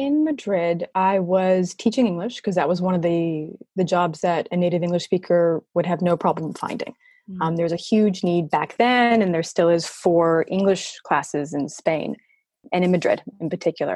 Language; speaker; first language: English; native; English